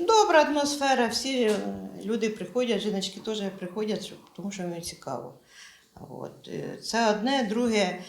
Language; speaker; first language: Ukrainian; non-native, local second language; Russian